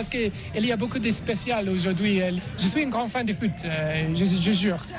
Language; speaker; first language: French; non-native, learner; English